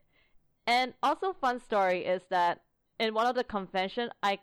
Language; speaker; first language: English; non-native, local second language; Cantonese